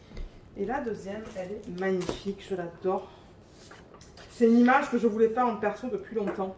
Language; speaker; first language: French; native; French